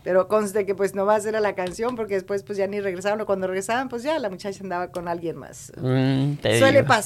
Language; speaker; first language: Spanish; native; Spanish